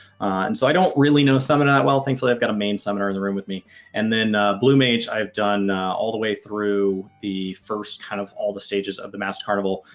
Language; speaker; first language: English; native; English